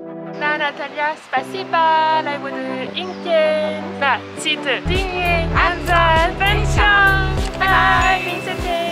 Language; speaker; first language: Chinese; non-native, fluent; French